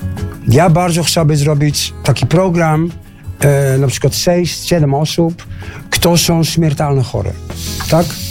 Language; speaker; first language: Polish; non-native, learner; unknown